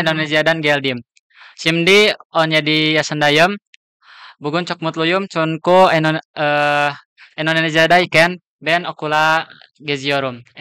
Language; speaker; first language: Turkish; non-native, learner; Indonesian